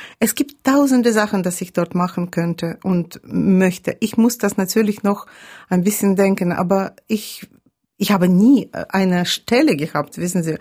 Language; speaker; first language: German; non-native, fluent; Russian